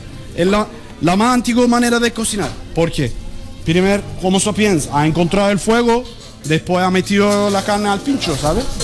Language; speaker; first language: Spanish; non-native, learner; Turkish